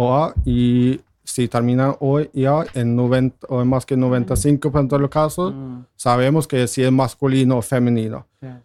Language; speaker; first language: Spanish; non-native, fluent; Norwegian